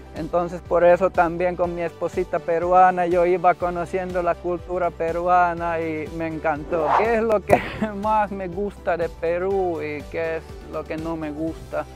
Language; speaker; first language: Spanish; non-native, fluent; Finnish